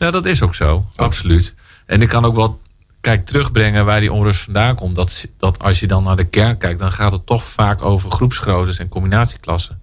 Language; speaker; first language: Dutch; native; Dutch